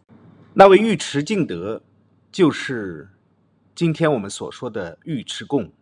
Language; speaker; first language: Chinese; native; Chinese